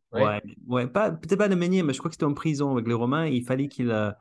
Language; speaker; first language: French; non-native, fluent; English